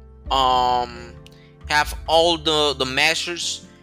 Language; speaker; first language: English; non-native, fluent; Spanish